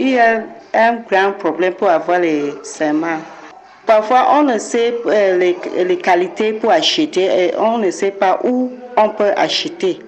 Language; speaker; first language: French; non-native, local second language; English